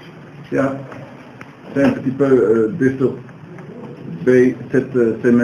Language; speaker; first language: French; non-native, learner; Dutch